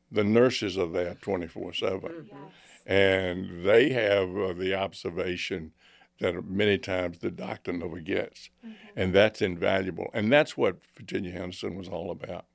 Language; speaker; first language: English; native; English